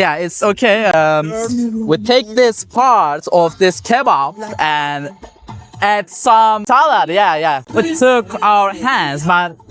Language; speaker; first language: English; non-native, learner; Turkish